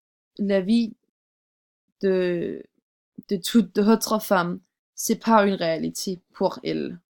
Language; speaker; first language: French; non-native, learner; English